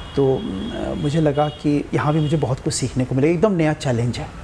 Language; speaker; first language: Hindi; native; Hindi